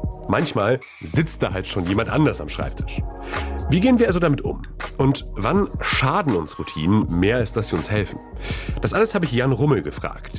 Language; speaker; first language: German; native; German